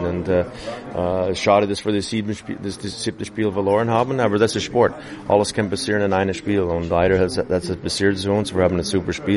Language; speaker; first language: German; non-native, fluent; English